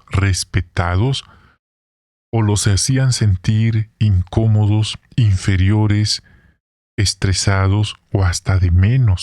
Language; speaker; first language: Spanish; native; Spanish